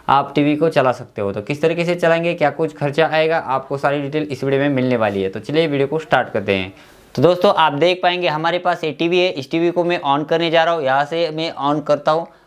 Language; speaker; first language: Hindi; non-native, local second language; Marathi